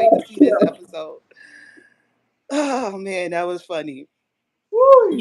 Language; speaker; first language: English; native; English